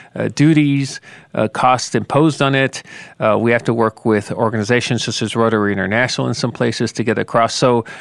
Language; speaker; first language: English; native; English